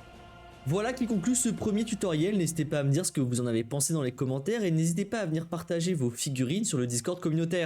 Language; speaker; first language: French; native; French